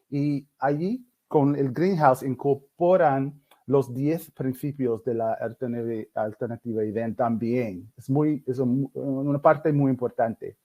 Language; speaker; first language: Spanish; non-native, fluent; English